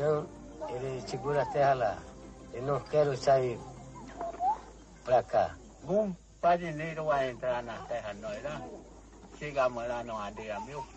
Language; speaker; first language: Portuguese; non-native, local second language; Kayapó